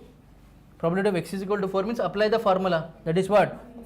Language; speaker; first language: English; non-native, local second language; Telugu